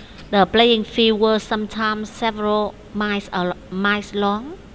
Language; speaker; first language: English; non-native, fluent; Vietnamese